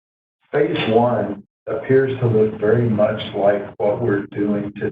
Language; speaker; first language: English; native; English